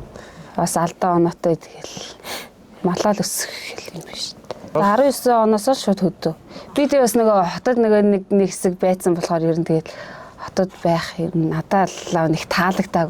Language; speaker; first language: Mongolian; native; Mongolian